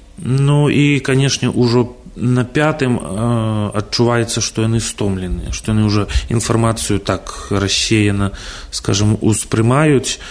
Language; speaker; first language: Belarusian; non-native, local second language; Russian